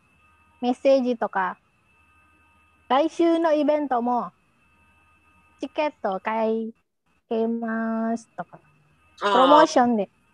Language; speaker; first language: Japanese; non-native, learner; Indonesian